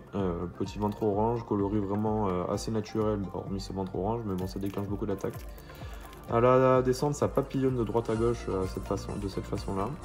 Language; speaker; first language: French; native; French